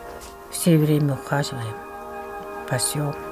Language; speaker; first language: Russian; non-native, local second language; Tuvinian